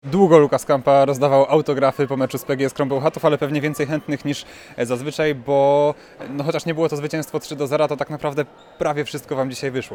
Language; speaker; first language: Polish; native; Polish